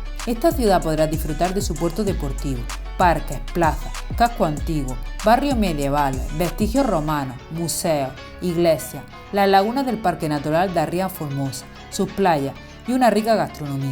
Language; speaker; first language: Spanish; native; Spanish